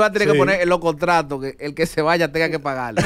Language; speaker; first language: Spanish; native; Spanish